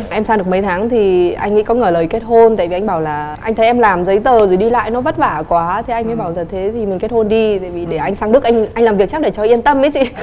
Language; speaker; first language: Vietnamese; native; Vietnamese